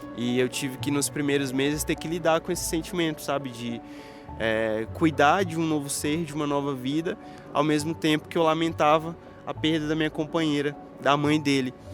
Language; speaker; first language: Portuguese; native; Portuguese